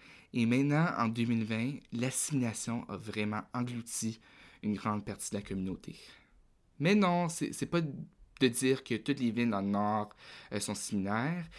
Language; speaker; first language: French; native; French